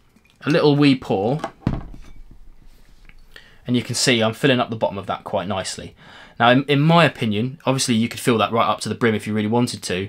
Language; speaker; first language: English; native; English